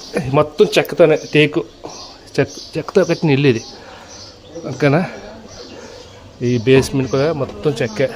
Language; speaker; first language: Telugu; native; Telugu